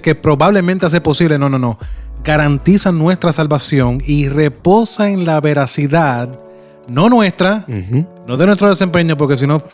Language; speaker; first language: Spanish; native; Spanish